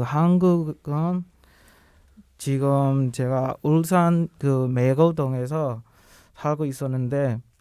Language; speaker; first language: Korean; non-native, learner; Burmese